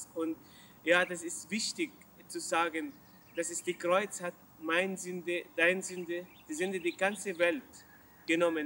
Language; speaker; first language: German; non-native, learner; Arabic